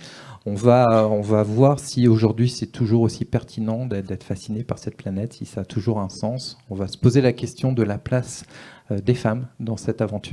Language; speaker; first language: French; native; French